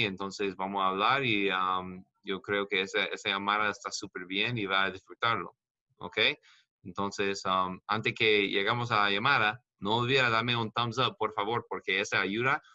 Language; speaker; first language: Spanish; non-native, learner; English